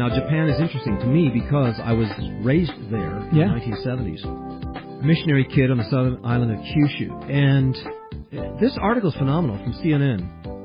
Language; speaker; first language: English; early bilingual, heritage; English